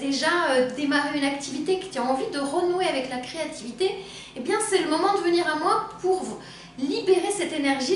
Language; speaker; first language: French; native; French